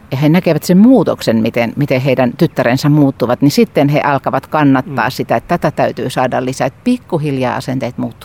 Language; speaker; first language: Finnish; native; Finnish